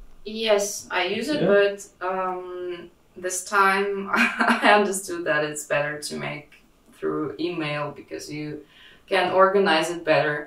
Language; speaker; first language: English; non-native, fluent; Russian